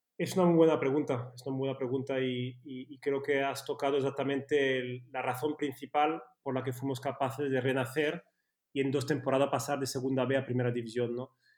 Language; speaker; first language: Spanish; early bilingual, heritage; Spanish